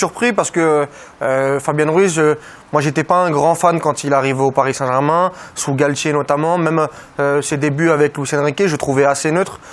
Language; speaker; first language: French; native; French